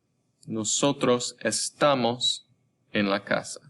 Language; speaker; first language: Spanish; non-native, fluent; English